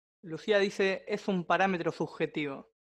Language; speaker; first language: Spanish; native; Spanish